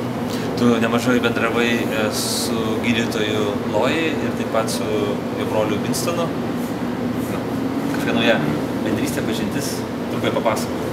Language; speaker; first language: Lithuanian; native; Lithuanian